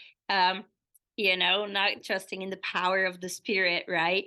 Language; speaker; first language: English; non-native, fluent; Portuguese